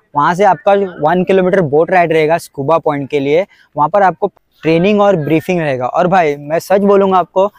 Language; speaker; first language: Hindi; non-native, local second language; Konkani